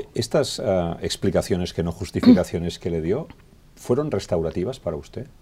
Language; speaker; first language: Spanish; non-native, local second language; Catalan